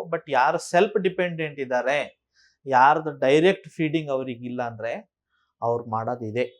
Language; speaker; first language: Kannada; native; Kannada